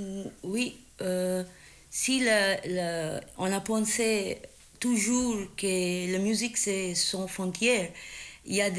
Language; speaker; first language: French; non-native, learner; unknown